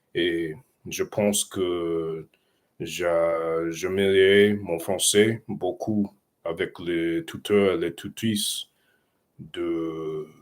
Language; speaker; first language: French; non-native, learner; English